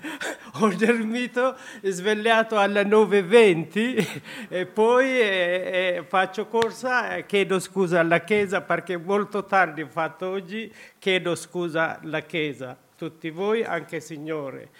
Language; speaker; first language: Italian; non-native, learner; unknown